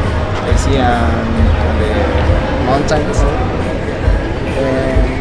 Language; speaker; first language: English; non-native, learner; Spanish